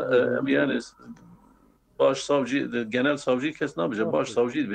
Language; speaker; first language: Turkish; non-native, local second language; Kurdish